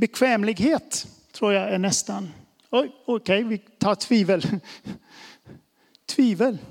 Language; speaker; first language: Swedish; non-native, fluent; English